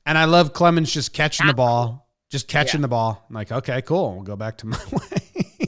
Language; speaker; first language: English; native; English